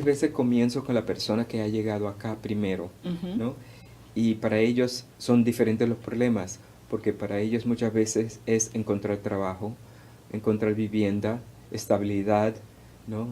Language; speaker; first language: Spanish; early bilingual, heritage; Spanish